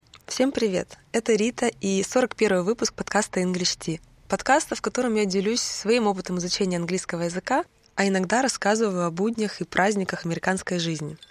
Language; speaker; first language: Russian; native; Russian